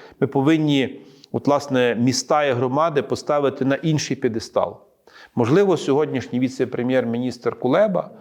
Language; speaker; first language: Ukrainian; native; Ukrainian